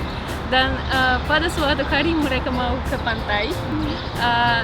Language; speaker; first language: Indonesian; non-native, fluent; Russian